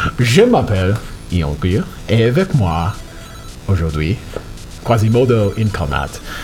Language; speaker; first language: French; non-native, learner; English